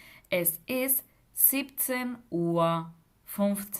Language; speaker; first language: German; non-native, fluent; Spanish